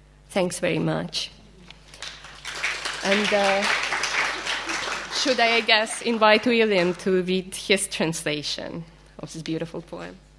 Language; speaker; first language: English; non-native, fluent; Ukrainian